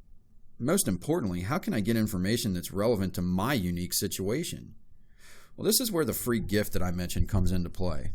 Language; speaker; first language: English; native; English